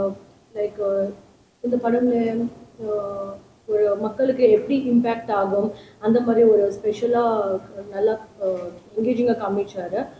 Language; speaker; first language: Tamil; non-native, learner; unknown